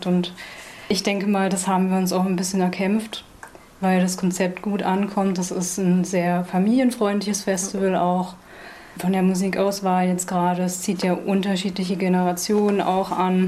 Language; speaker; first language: German; native; German